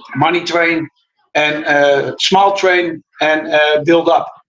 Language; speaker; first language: English; non-native, fluent; Dutch